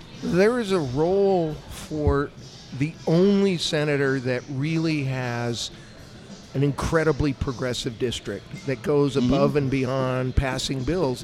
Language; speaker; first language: English; native; English